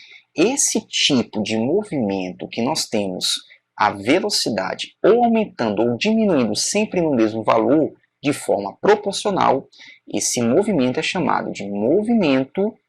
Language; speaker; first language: Portuguese; native; Portuguese